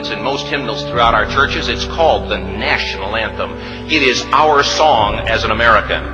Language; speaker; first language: English; native; English